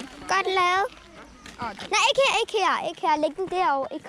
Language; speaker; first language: Danish; early bilingual, other home language; Bangla